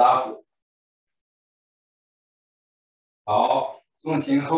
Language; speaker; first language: Chinese; native; Chinese